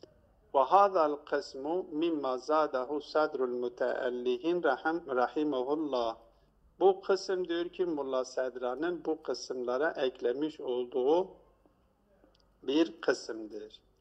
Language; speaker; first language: Turkish; native; Turkish